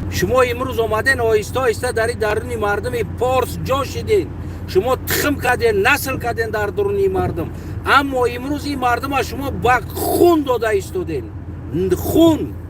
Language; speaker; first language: Tajik; native; Tajik